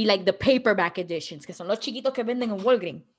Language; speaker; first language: Spanish; early bilingual, heritage; Spanish